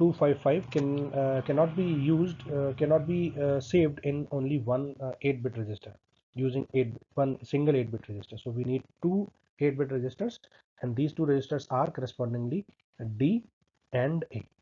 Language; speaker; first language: English; non-native, local second language; Hindi